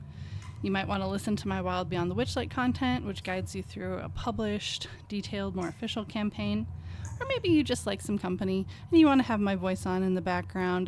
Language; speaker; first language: English; native; English